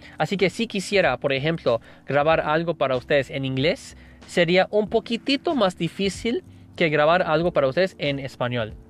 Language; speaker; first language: Spanish; non-native, fluent; English